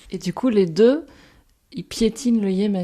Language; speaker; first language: French; native; French